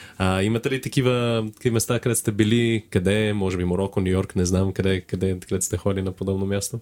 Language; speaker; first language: Bulgarian; native; Bulgarian